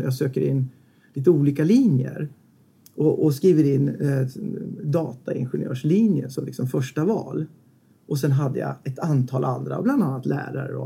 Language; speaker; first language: Swedish; native; Swedish